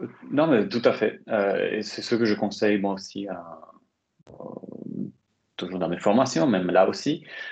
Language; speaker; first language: French; non-native, fluent; Italian